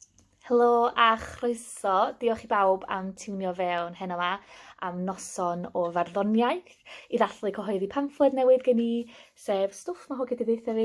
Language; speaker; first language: Welsh; native; Welsh